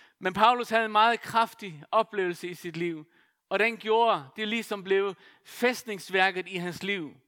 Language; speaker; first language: Danish; non-native, local second language; Faroese